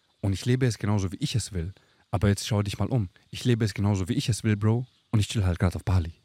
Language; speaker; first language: German; early bilingual, other home language; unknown